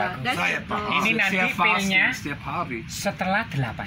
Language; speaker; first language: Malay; non-native, local second language; Javanese